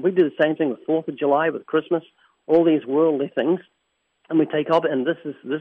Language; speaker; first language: English; native; English